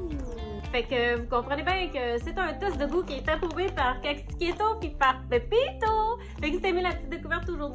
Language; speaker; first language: French; native; French